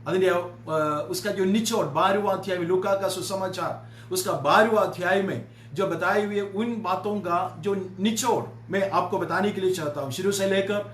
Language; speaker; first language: Hindi; non-native, local second language; Malayalam